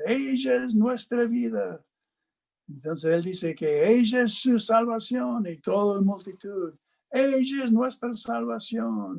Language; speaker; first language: Spanish; non-native, fluent; English